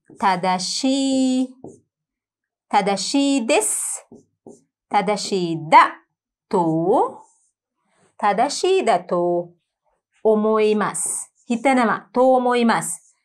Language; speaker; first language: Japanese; non-native, learner; Sinhala